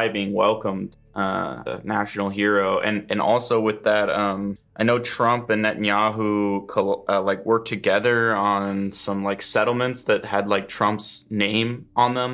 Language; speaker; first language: English; native; English